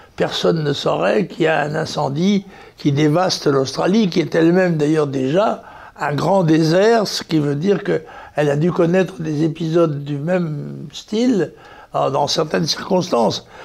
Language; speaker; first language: French; native; French